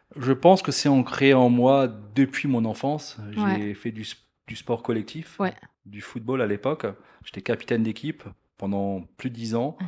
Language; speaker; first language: French; native; French